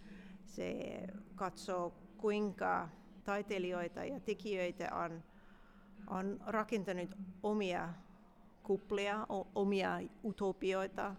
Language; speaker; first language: Finnish; non-native, fluent; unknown